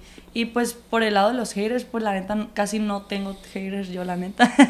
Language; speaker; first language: Spanish; native; Spanish